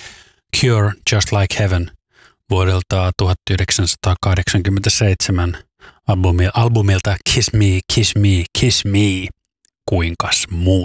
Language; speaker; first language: Finnish; native; Finnish